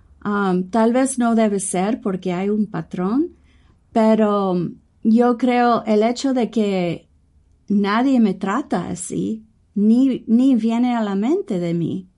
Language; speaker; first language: Spanish; non-native, fluent; English